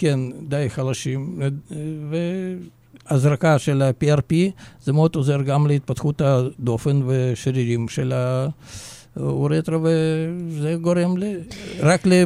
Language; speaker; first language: Hebrew; non-native, fluent; Russian